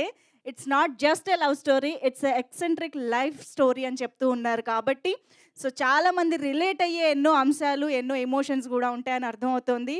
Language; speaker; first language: Telugu; native; Telugu